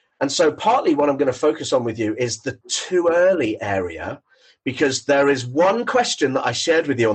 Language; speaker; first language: English; native; English